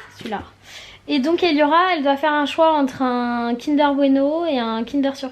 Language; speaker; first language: French; native; French